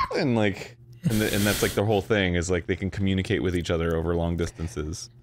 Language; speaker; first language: English; native; English